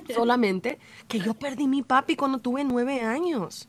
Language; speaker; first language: Spanish; early bilingual, heritage; Spanish